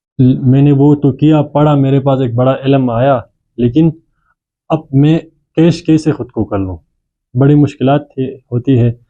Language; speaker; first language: Urdu; non-native, local second language; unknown